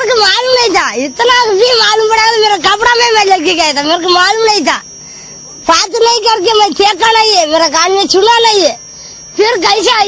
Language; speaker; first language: Hindi; non-native, local second language; Tamil